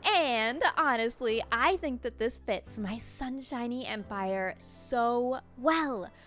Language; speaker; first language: English; native; English